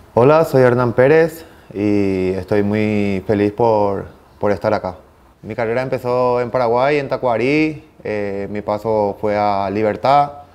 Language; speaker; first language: Spanish; native; Spanish